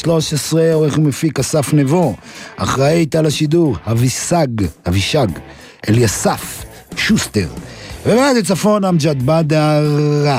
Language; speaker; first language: Hebrew; native; Hebrew